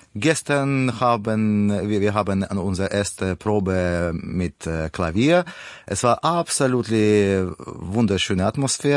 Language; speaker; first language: German; non-native, learner; Russian